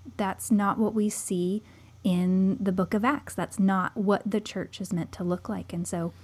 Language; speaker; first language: English; native; English